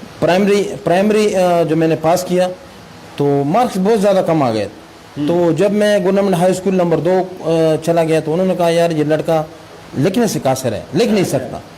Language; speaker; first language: Urdu; non-native, local second language; Pashto